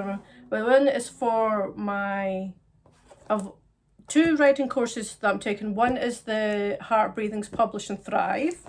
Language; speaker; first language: English; native; English